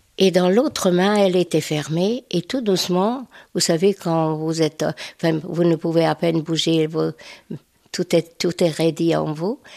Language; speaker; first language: French; non-native, fluent; Hungarian